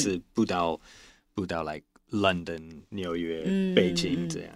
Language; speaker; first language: Chinese; non-native, fluent; English